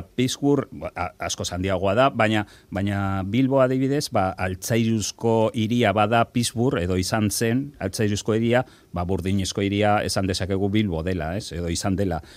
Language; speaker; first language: Basque; non-native, local second language; Spanish